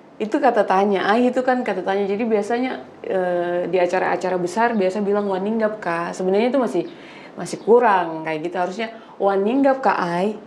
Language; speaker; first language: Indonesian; native; Indonesian